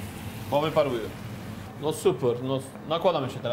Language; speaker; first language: Polish; non-native, fluent; French